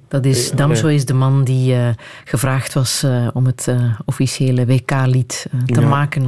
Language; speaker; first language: Dutch; native; Dutch